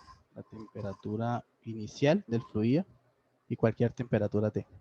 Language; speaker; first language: Spanish; native; Spanish